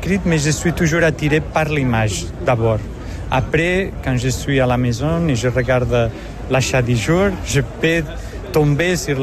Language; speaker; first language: French; non-native, fluent; Spanish